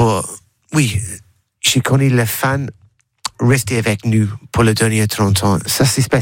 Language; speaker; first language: French; non-native, learner; English